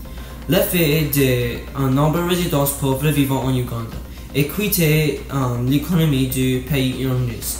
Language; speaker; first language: French; non-native, learner; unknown